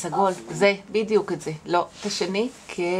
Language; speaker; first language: Hebrew; native; Hebrew